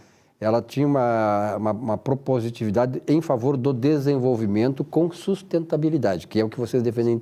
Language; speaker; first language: Portuguese; native; Portuguese